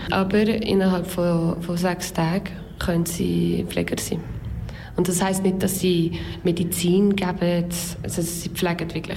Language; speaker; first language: German; non-native, local second language; French